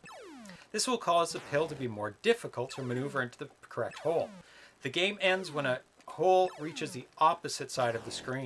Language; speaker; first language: English; native; English